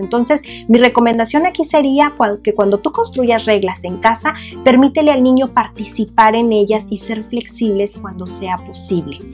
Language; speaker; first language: Spanish; native; Spanish